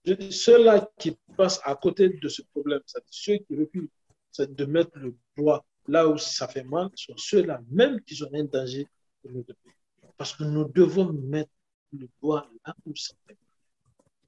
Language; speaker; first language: French; non-native, local second language; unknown